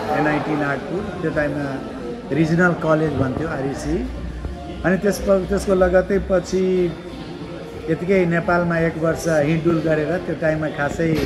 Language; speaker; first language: Nepali; non-native, local second language; Maithili